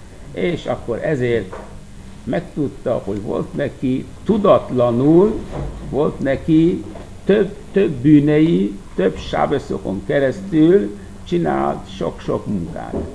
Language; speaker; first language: Hungarian; non-native, fluent; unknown